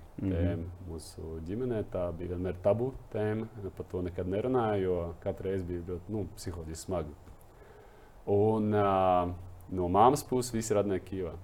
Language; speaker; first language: Latvian; non-native, local second language; Russian